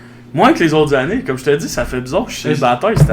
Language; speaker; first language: French; native; French